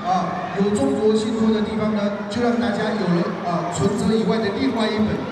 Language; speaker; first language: Chinese; native; Chinese